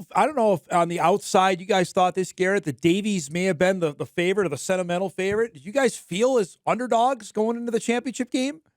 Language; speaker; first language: English; native; English